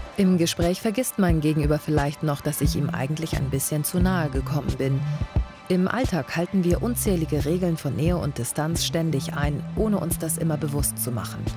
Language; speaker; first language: German; early bilingual, other home language; Greek